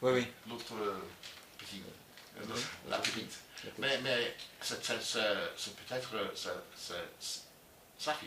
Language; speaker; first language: French; non-native, learner; English